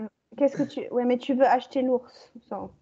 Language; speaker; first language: French; native; French